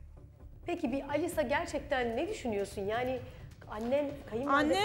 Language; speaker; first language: Turkish; native; Turkish